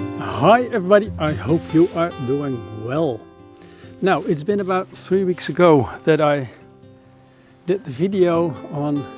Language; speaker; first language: English; non-native, fluent; Dutch